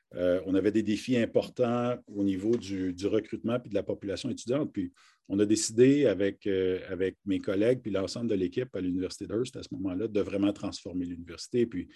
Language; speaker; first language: French; native; French